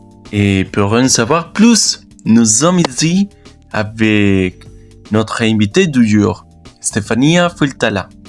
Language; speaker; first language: French; non-native, learner; Spanish